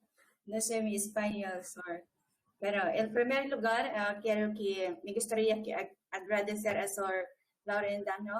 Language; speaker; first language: Spanish; non-native, learner; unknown